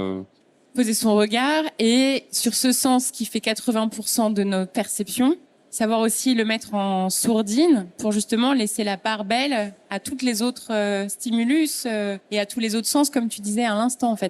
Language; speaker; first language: French; native; French